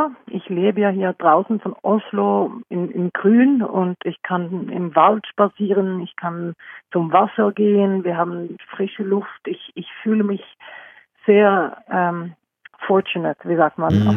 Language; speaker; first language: German; non-native, fluent; Norwegian